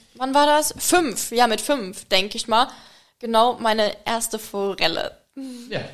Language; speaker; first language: German; non-native, fluent; Czech